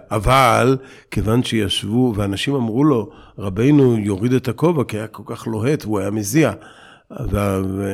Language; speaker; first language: Hebrew; native; Hebrew